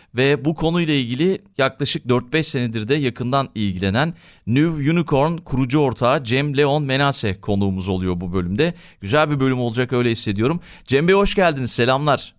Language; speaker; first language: Turkish; native; Turkish